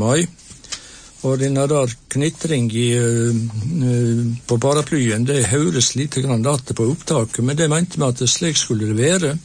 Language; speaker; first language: Norwegian; native; Norwegian